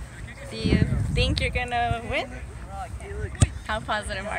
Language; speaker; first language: English; early bilingual, other home language; Spanish